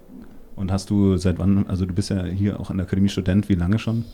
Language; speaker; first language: German; native; German